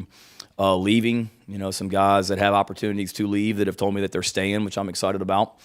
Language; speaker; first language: English; native; English